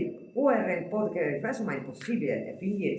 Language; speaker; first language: Italian; native; Italian